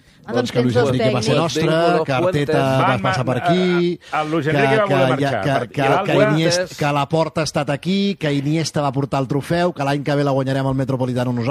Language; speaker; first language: Catalan; native; Catalan